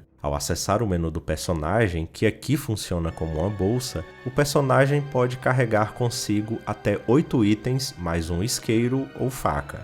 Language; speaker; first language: Portuguese; native; Portuguese